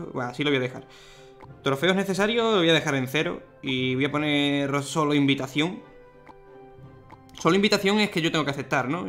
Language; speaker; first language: Spanish; native; Spanish